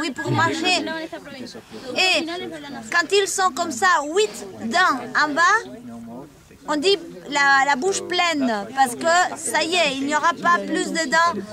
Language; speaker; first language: French; non-native, fluent; Spanish